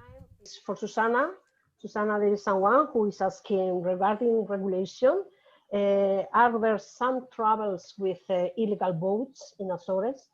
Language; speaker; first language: English; non-native, fluent; Spanish